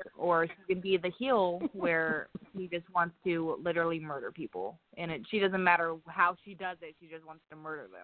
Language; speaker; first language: English; native; English